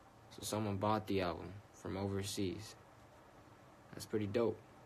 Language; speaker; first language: English; early bilingual, other home language; Korean